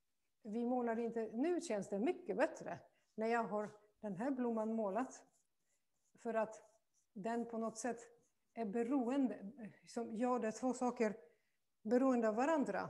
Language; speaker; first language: Swedish; non-native, fluent; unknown